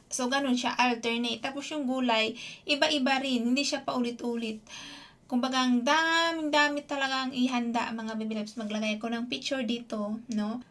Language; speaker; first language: Filipino; non-native, local second language; Cebuano